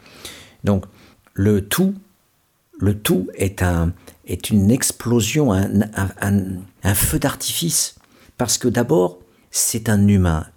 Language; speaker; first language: French; native; French